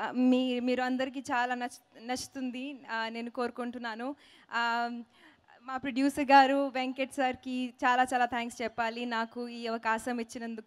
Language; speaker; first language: Telugu; non-native, learner; Hindi